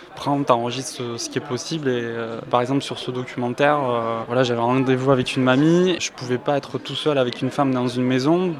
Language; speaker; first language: French; native; French